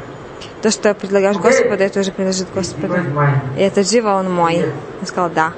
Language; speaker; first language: Russian; non-native, learner; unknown